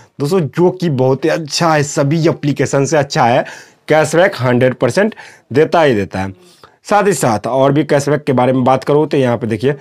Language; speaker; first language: Hindi; native; Hindi